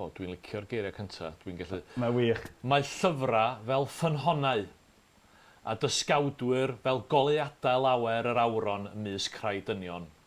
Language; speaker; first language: Welsh; native; Welsh